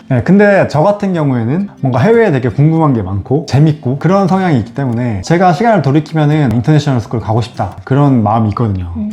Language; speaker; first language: Korean; native; Korean